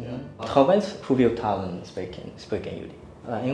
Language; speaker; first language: Dutch; non-native, learner; Japanese